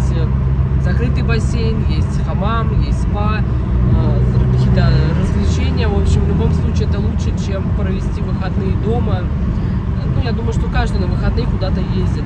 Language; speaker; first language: Russian; native; Russian